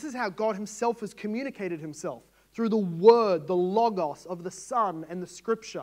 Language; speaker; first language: English; native; English